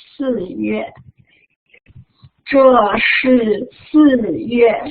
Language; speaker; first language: Chinese; non-native, fluent; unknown